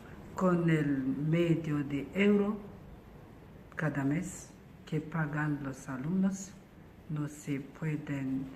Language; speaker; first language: Spanish; non-native, learner; Malagasy